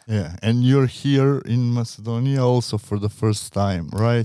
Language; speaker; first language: English; non-native, fluent; Macedonian